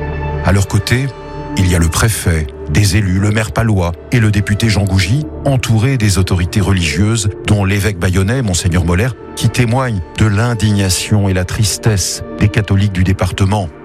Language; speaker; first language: French; native; French